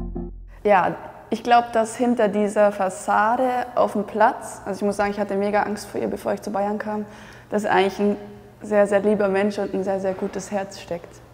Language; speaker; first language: German; native; German